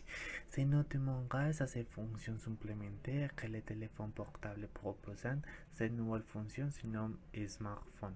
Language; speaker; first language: French; non-native, learner; Spanish